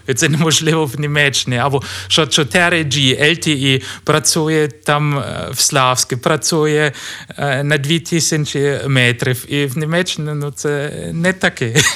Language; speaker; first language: Ukrainian; non-native, learner; German